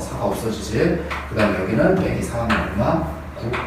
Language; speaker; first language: Korean; native; Korean